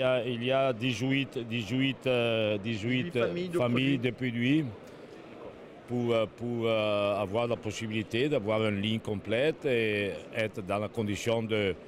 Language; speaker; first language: French; non-native, fluent; Italian